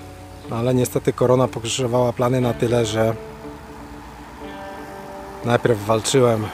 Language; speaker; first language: Polish; native; Polish